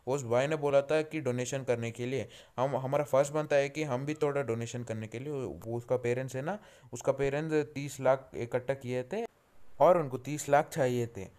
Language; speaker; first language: Hindi; non-native, local second language; Telugu